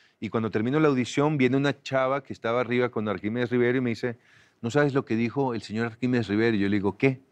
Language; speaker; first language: Spanish; native; Spanish